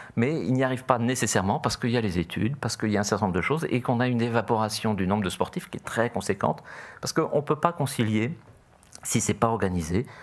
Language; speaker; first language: French; native; French